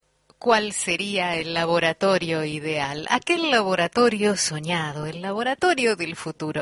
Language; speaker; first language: Spanish; native; Spanish